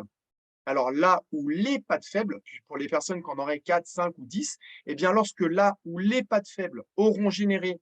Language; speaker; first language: French; native; French